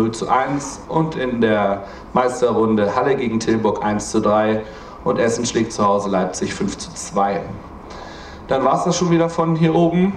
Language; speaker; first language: German; native; German